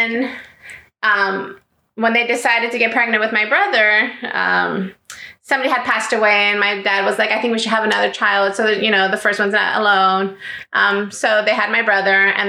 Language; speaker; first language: English; early bilingual, other home language; Greek